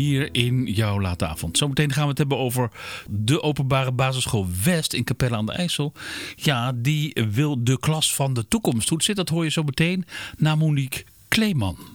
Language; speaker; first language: Dutch; native; Dutch